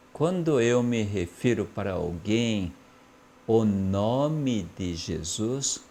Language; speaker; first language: Portuguese; non-native, fluent; Korean